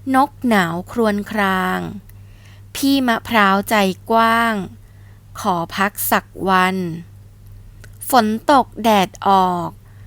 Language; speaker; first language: Thai; native; Thai